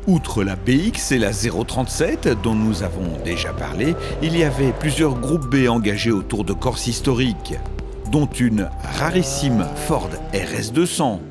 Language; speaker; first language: French; native; French